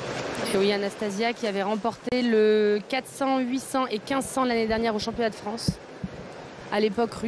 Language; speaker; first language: French; native; French